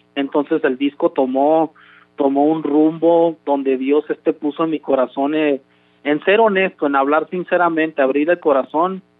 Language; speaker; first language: Spanish; early bilingual, heritage; Spanish